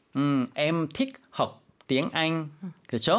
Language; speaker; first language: Vietnamese; non-native, fluent; Korean